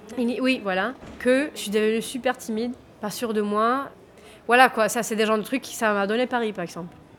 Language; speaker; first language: French; non-native, fluent; Spanish